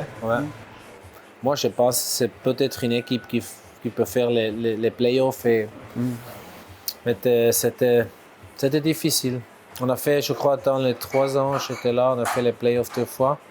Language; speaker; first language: French; non-native, local second language; German